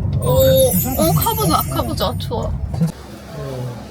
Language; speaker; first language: Korean; non-native, learner; Russian